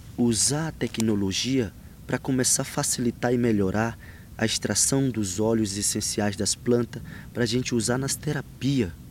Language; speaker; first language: Portuguese; non-native, local second language; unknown